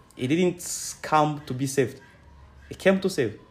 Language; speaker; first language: English; non-native, fluent; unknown